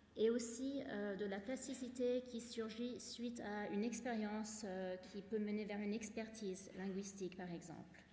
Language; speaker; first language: French; non-native, fluent; English